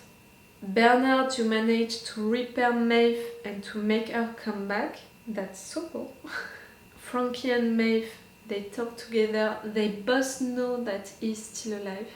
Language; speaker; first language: English; non-native, fluent; French